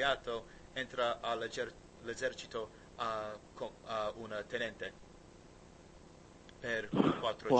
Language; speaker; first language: Italian; non-native, learner; English